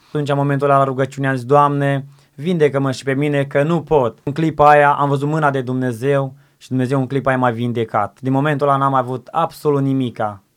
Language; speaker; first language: Romanian; native; Romanian